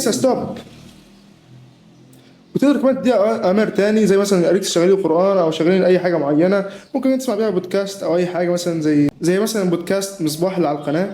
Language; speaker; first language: Arabic; native; Arabic